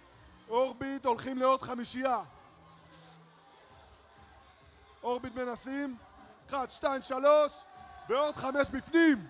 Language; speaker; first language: Hebrew; native; Hebrew